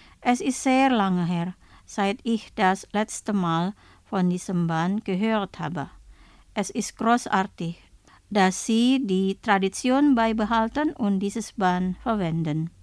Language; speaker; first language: German; non-native, fluent; Indonesian